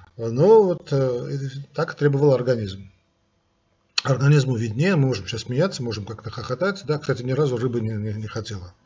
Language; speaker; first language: Russian; non-native, local second language; Armenian